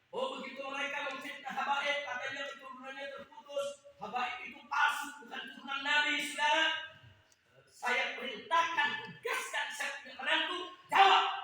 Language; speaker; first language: Indonesian; native; Indonesian